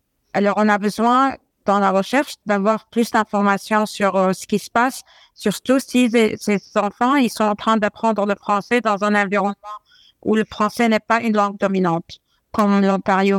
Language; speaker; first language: French; non-native, fluent; Arabic